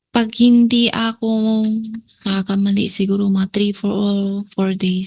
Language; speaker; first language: Filipino; non-native, learner; Chinese